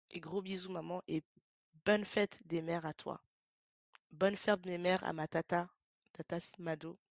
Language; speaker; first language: French; native; French